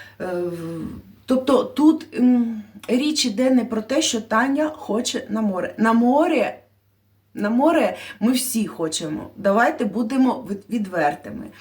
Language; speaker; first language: Ukrainian; native; Ukrainian